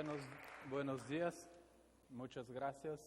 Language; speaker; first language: Spanish; non-native, learner; Portuguese